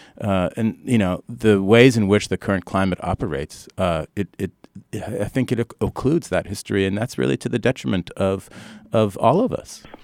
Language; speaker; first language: English; early bilingual, other home language; Arabic